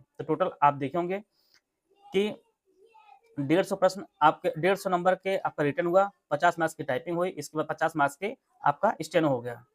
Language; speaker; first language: Hindi; native; Hindi